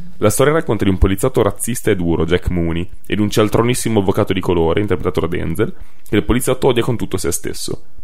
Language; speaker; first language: Italian; native; Italian